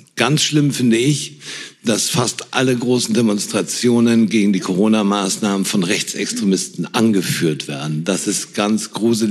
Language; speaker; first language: German; native; German